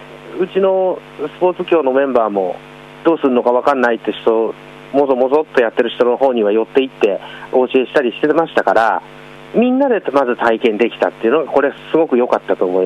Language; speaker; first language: Japanese; native; Japanese